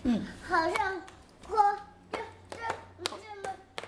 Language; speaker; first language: Chinese; early bilingual, heritage; Chinese